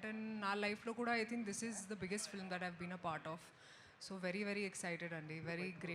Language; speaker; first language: Telugu; non-native, fluent; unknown